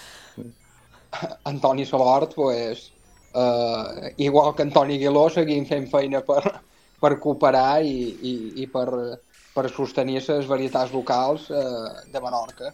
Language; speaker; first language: Catalan; native; Catalan